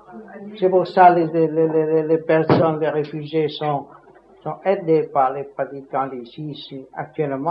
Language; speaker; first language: French; non-native, learner; Vietnamese